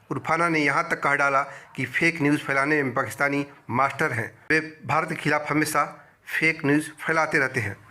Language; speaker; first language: Hindi; native; Hindi